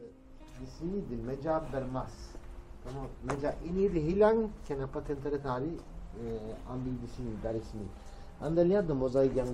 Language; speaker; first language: Indonesian; non-native, learner; Turkish